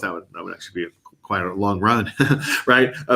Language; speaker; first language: English; native; English